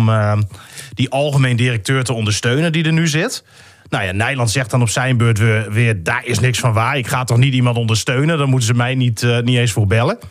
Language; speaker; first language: Dutch; native; Dutch